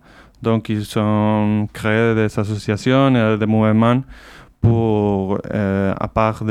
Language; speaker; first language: French; non-native, learner; Basque